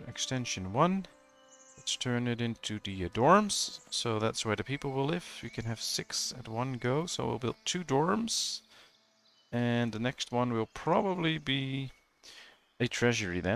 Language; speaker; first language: English; non-native, fluent; Dutch